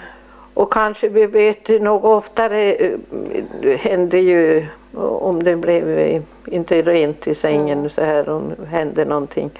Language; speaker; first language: Swedish; native; Swedish